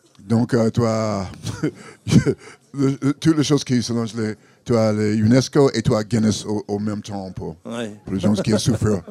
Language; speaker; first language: French; non-native, learner; English